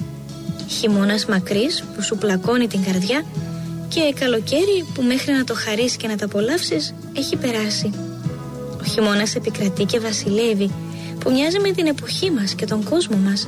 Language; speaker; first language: Greek; native; Greek